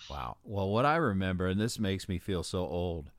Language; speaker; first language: English; native; English